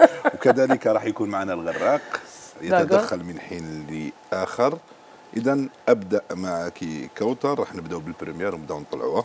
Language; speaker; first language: Arabic; native; Arabic